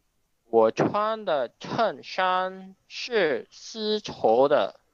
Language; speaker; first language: Chinese; non-native, learner; Indonesian